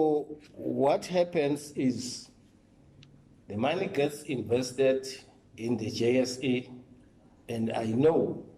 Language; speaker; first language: English; non-native, local second language; Swati